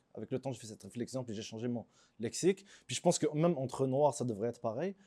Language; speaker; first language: French; early bilingual, other home language; Arabic